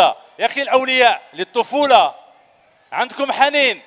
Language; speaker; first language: Arabic; native; Arabic